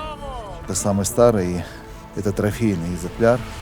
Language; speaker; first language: Russian; native; Russian